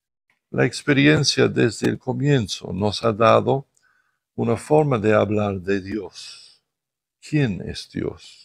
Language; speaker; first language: Spanish; non-native, fluent; English